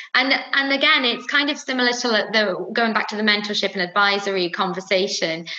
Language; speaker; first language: English; native; English